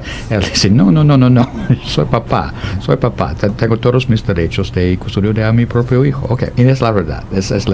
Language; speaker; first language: Spanish; non-native, fluent; English